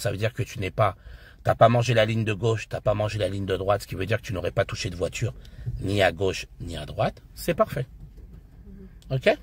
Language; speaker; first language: French; native; French